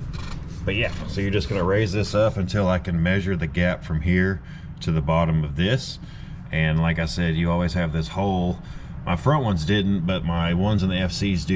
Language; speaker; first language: English; native; English